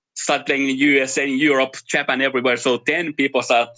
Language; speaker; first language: English; non-native, fluent; Finnish